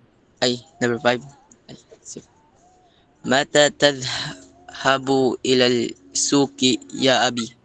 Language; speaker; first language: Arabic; non-native, learner; Filipino